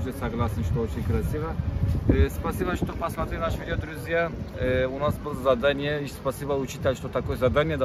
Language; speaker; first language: Russian; non-native, learner; Turkish